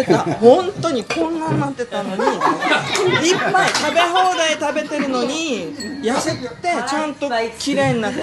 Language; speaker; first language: Japanese; non-native, learner; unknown